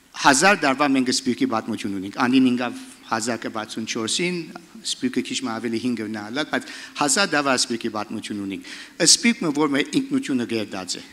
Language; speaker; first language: Armenian; early bilingual, heritage; Armenian